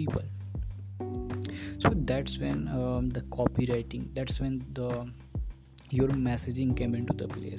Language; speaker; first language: English; non-native, local second language; Hindi